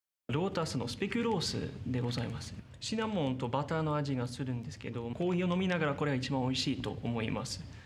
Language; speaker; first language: Japanese; non-native, fluent; Dutch